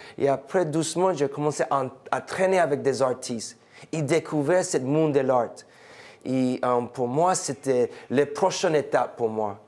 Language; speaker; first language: French; non-native, fluent; English